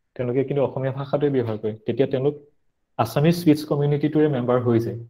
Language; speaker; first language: Assamese; native; Assamese